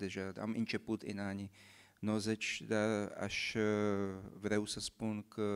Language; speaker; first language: Romanian; non-native, fluent; Czech